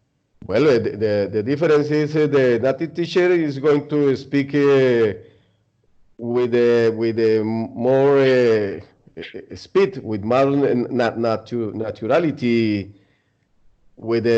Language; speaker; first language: English; non-native, learner; Spanish